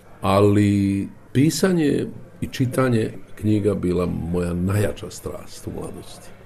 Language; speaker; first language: Croatian; native; Croatian